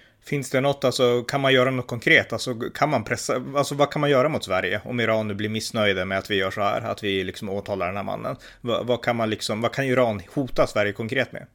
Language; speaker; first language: Swedish; native; Swedish